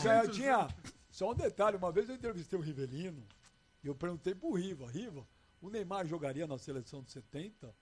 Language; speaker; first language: Portuguese; native; Portuguese